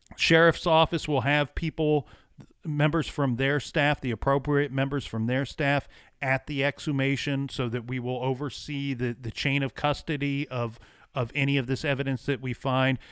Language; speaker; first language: English; native; English